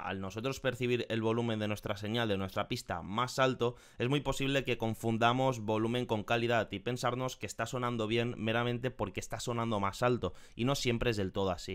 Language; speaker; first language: Spanish; native; Spanish